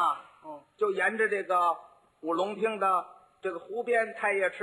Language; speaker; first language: Chinese; native; Chinese